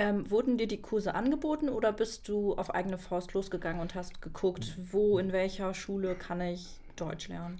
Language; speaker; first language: German; native; German